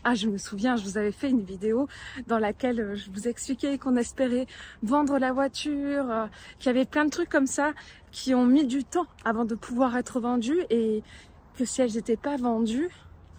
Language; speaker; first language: French; native; French